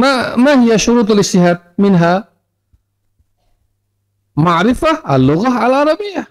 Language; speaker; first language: Arabic; non-native, fluent; Indonesian